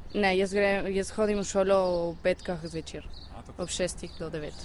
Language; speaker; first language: Slovenian; early bilingual, heritage; Slovenian